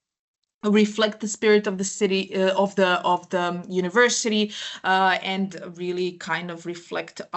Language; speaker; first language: English; non-native, fluent; Croatian